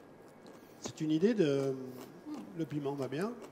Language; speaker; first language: French; native; French